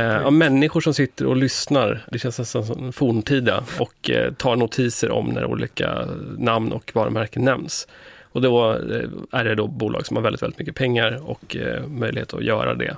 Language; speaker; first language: Swedish; native; Swedish